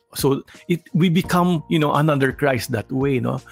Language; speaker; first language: English; non-native, local second language; Filipino